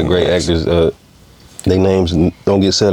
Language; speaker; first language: English; native; English